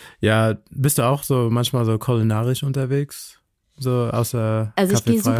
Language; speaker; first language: German; non-native, fluent; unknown